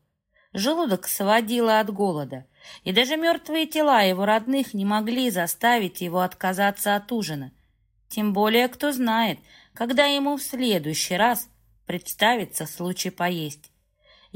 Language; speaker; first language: Russian; native; Russian